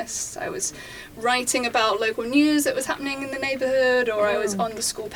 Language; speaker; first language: English; native; English